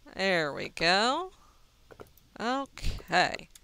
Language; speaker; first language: English; native; English